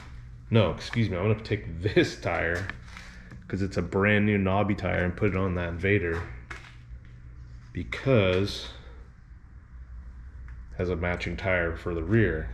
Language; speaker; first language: English; native; English